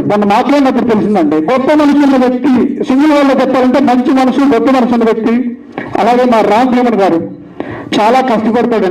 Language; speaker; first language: Telugu; native; Telugu